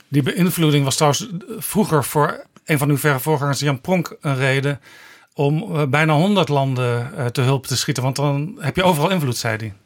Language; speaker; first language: Dutch; native; Dutch